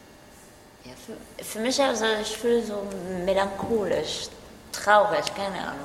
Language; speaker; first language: German; non-native, learner; Arabic